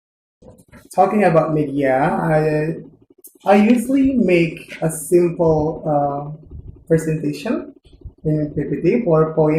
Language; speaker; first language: English; non-native, learner; Indonesian